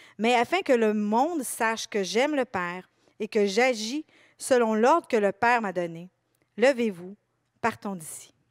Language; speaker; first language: French; native; French